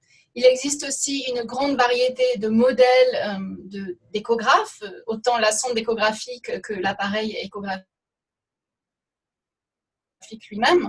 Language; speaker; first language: French; native; French